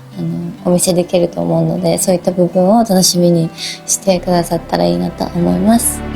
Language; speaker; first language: Japanese; native; Japanese